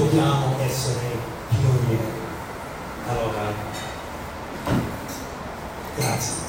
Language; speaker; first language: Italian; non-native, fluent; English